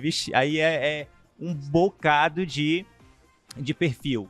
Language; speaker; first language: Portuguese; native; Portuguese